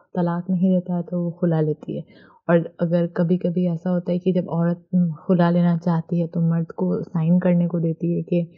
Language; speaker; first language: Hindi; native; Hindi